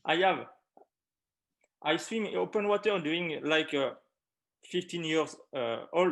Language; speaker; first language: English; non-native, learner; French